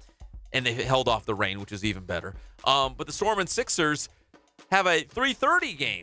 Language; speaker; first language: English; native; English